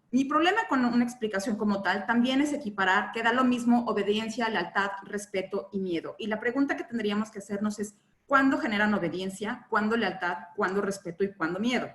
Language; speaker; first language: Spanish; native; Spanish